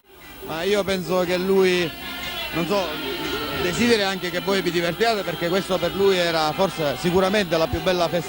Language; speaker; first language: Italian; native; Italian